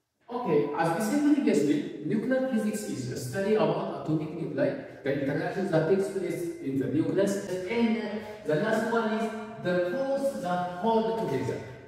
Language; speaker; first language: English; non-native, local second language; Amharic